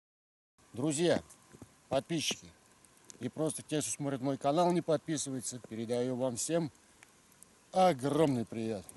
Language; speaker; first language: Russian; native; Russian